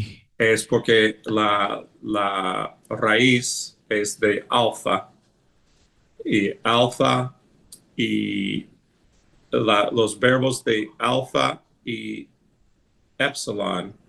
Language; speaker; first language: Spanish; non-native, fluent; English